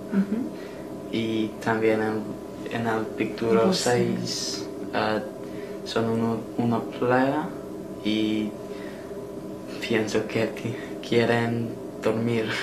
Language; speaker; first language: Spanish; non-native, learner; English